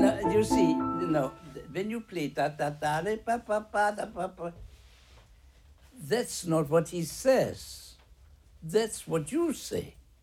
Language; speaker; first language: English; non-native, fluent; German